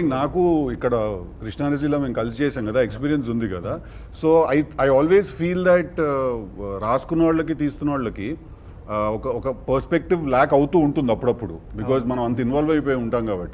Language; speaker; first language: Telugu; native; Telugu